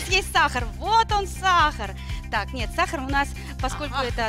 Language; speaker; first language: Russian; native; Russian